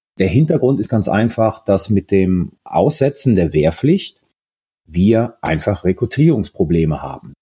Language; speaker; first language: German; early bilingual, other home language; Italian